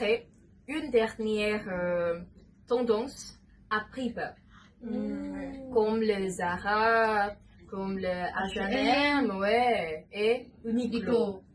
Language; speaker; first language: French; non-native, learner; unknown